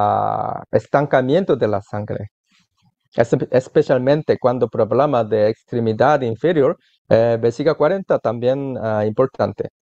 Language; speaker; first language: Spanish; non-native, learner; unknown